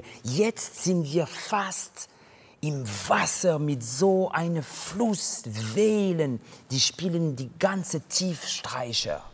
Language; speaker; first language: German; non-native, fluent; French